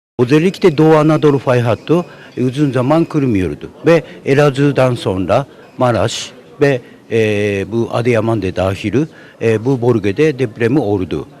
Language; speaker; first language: Turkish; non-native, learner; Japanese